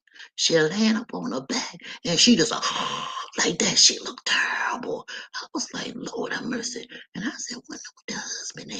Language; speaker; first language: English; native; English